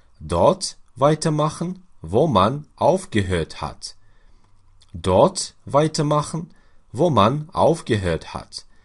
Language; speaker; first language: German; non-native, fluent; Russian